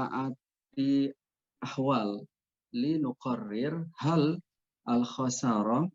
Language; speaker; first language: Arabic; non-native, fluent; Indonesian